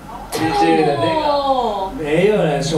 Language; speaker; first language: Chinese; non-native, learner; Thai